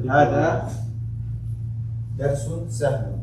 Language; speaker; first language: Arabic; non-native, fluent; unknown